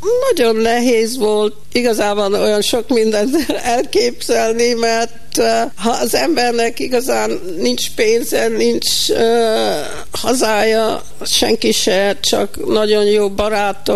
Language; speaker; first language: Hungarian; early bilingual, heritage; Hungarian